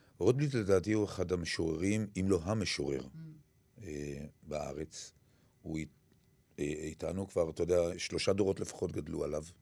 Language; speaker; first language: Hebrew; early bilingual, other home language; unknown